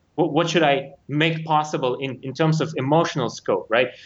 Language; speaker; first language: English; non-native, fluent; Russian